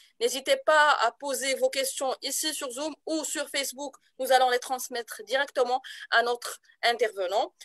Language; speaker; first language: French; non-native, local second language; Arabic